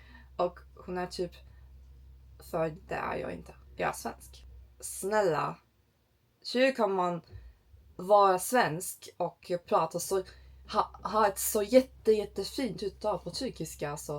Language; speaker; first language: Swedish; non-native, learner; Turkish